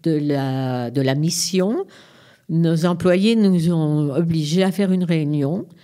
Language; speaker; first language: French; native; French